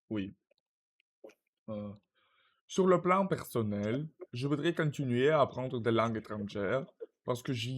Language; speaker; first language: French; non-native, learner; Russian